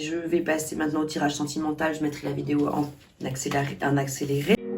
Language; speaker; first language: French; native; French